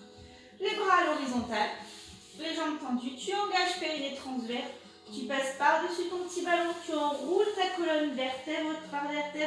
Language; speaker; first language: French; native; French